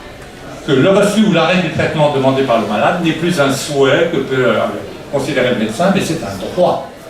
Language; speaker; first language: French; native; French